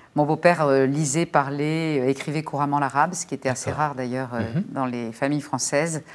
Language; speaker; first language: French; native; French